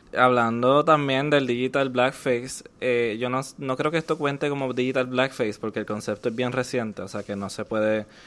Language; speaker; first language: Spanish; native; Spanish